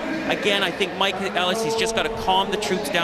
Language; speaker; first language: English; native; English